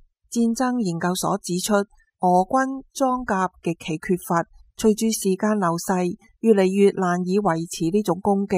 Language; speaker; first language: Chinese; non-native, local second language; Cantonese